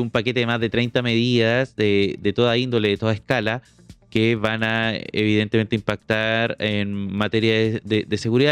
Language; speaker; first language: Spanish; native; Spanish